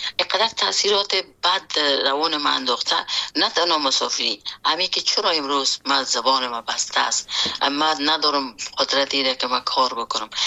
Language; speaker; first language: Persian; native; Persian